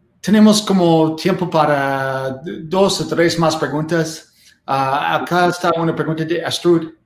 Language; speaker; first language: Spanish; non-native, learner; English